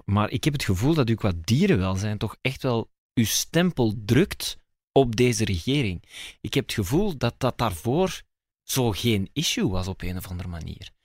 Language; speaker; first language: Dutch; native; Dutch